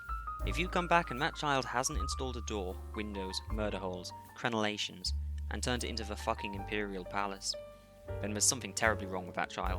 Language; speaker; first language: English; native; English